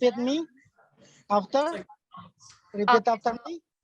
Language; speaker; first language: English; non-native, fluent; Indonesian